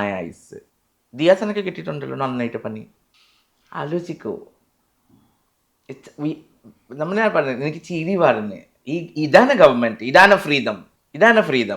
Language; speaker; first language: Malayalam; non-native, local second language; Assamese